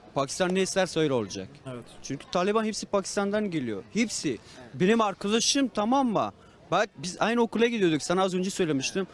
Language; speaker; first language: Turkish; non-native, fluent; Persian